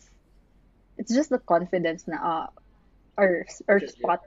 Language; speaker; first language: English; non-native, local second language; Filipino